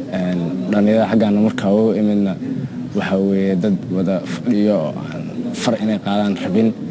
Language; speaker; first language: Somali; early bilingual, heritage; Somali